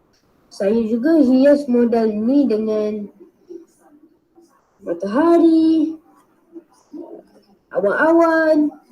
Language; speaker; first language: Malay; native; Malay